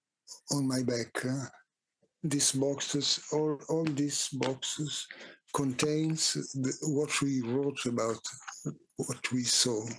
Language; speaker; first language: English; non-native, fluent; Italian